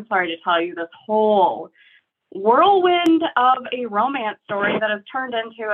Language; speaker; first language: English; native; English